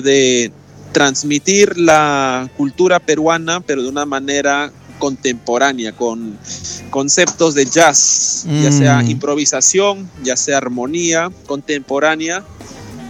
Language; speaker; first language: Spanish; native; Spanish